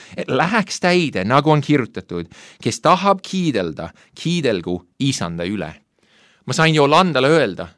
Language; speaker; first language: Estonian; non-native, fluent; English